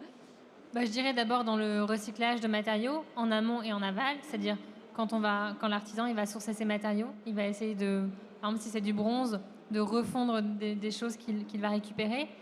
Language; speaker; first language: French; native; French